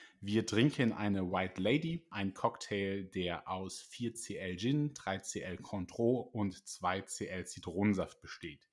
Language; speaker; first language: German; native; German